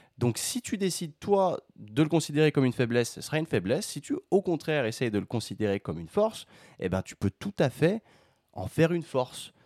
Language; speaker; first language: French; native; French